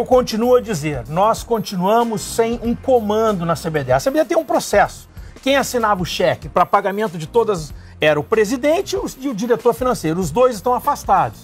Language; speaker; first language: Portuguese; native; Portuguese